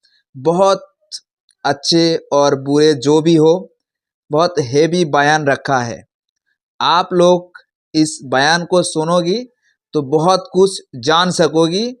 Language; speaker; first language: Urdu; non-native, local second language; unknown